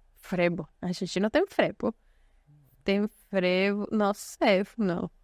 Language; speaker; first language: Portuguese; non-native, fluent; Spanish